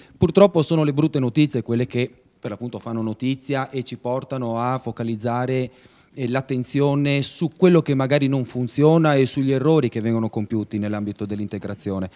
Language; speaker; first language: Italian; native; Italian